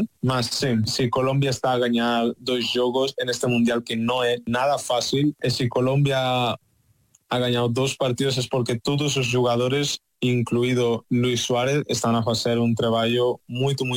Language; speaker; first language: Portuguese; non-native, fluent; Spanish